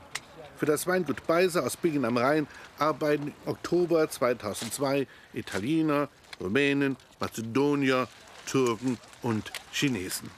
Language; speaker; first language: German; native; German